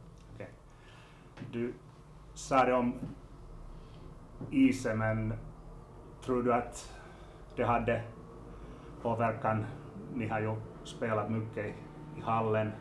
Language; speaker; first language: Swedish; non-native, local second language; Finnish